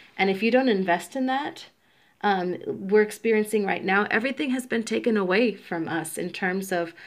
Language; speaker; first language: English; native; English